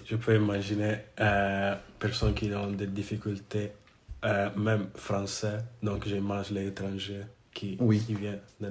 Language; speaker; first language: French; non-native, learner; English